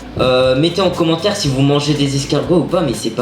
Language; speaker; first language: French; native; French